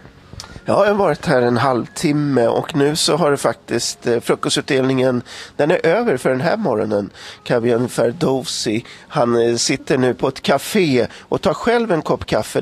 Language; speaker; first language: Swedish; native; Swedish